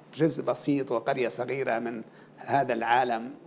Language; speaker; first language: Arabic; native; Arabic